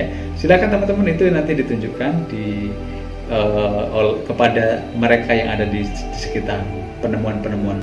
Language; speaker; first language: Indonesian; native; Indonesian